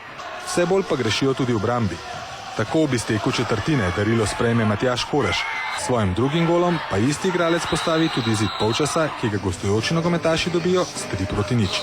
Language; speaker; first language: Slovenian; native; Slovenian